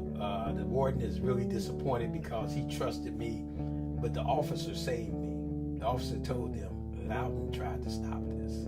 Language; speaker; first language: English; native; English